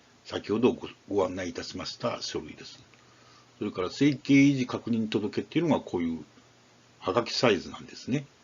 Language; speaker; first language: Japanese; native; Japanese